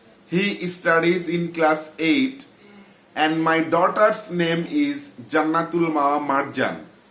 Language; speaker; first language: English; non-native, local second language; Bangla